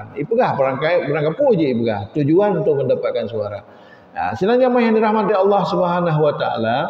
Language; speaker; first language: Malay; non-native, local second language; Achinese